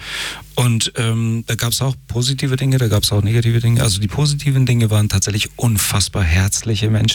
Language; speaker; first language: German; early bilingual, other home language; Persian